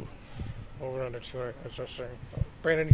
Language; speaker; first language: English; native; English